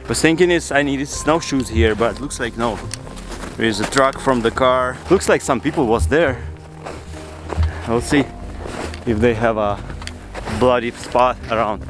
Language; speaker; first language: English; non-native, learner; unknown